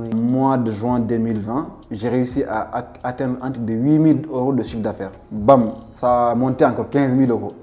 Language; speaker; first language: French; non-native, local second language; Fula